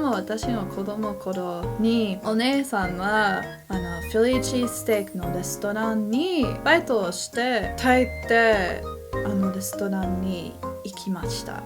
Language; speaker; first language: Japanese; non-native, learner; English